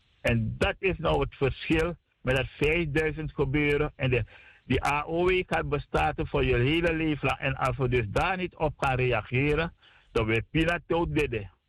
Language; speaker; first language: Dutch; native; Dutch